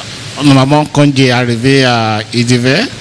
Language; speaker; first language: French; non-native, learner; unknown